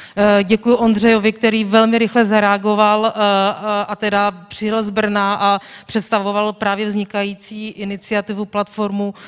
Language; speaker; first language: Czech; native; Czech